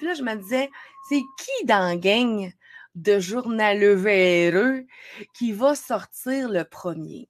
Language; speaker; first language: French; native; French